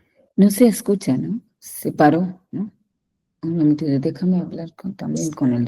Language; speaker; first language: Spanish; non-native, fluent; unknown